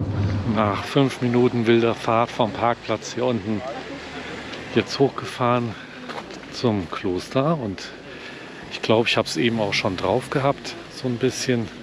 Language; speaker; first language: German; native; German